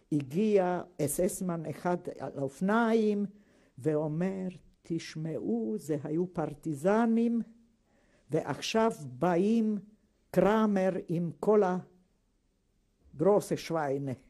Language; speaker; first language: Hebrew; non-native, fluent; Hungarian